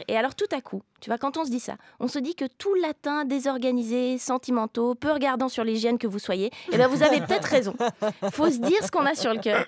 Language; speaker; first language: French; native; French